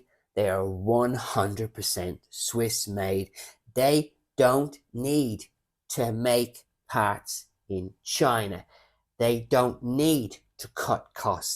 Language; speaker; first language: English; native; English